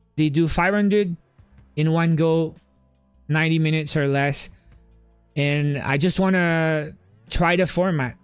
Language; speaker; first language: English; native; English